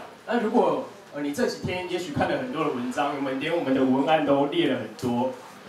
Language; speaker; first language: Chinese; native; Chinese